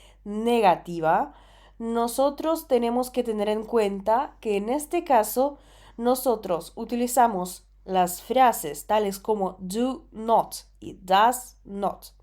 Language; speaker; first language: Spanish; non-native, fluent; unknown